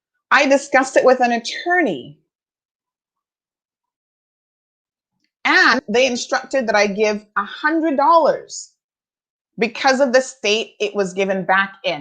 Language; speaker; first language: English; native; English